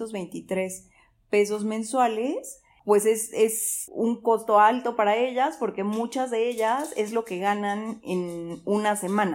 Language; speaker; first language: Spanish; native; Spanish